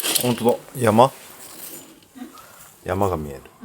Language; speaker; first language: Japanese; native; Japanese